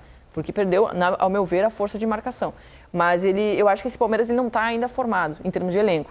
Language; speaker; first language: Portuguese; native; Portuguese